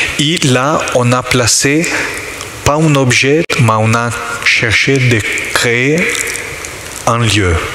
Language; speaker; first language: French; non-native, learner; Italian